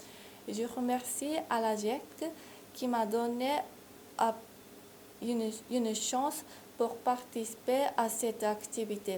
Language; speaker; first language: French; non-native, fluent; Japanese